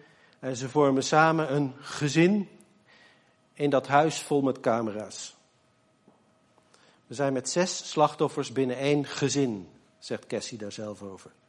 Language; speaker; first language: Dutch; native; Dutch